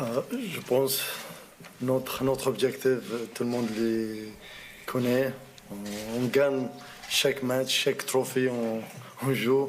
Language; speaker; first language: French; non-native, learner; Arabic